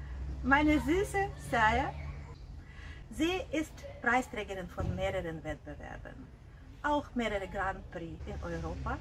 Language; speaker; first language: German; non-native, fluent; Russian